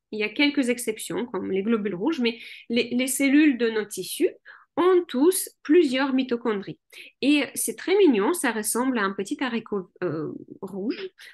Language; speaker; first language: French; early bilingual, other home language; Russian